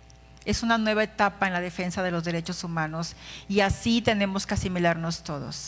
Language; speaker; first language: Spanish; native; Spanish